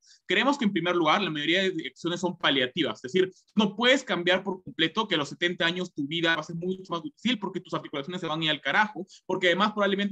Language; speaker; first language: Spanish; native; Spanish